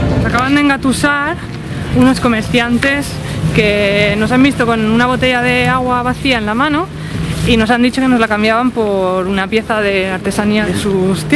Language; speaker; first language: Spanish; native; Spanish